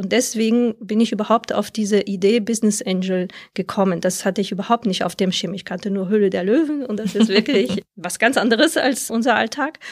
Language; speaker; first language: German; non-native, fluent; French